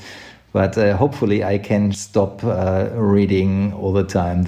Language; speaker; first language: English; non-native, fluent; German